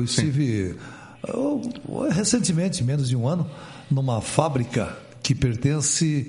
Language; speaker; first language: Portuguese; native; Portuguese